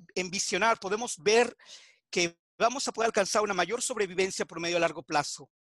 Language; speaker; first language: Spanish; native; Spanish